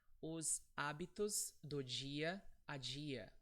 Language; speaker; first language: Portuguese; non-native, fluent; English